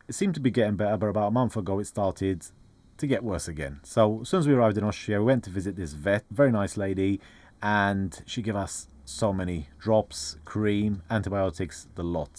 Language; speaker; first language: English; native; English